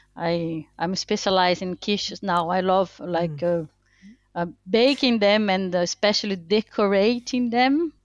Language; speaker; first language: English; non-native, fluent; Portuguese